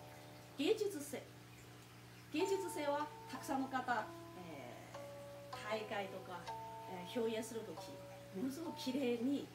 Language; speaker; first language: Japanese; non-native, fluent; Chinese